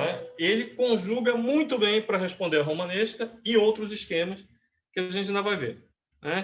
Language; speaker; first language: Portuguese; native; Portuguese